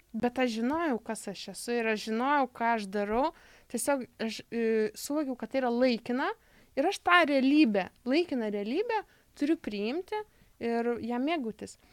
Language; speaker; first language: Lithuanian; native; Lithuanian